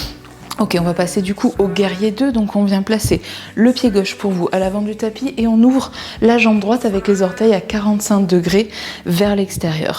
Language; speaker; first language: French; native; French